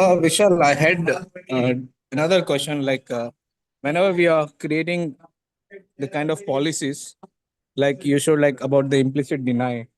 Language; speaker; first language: English; non-native, local second language; Hindi